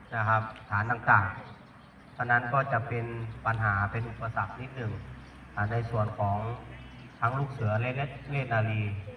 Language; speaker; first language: Thai; native; Thai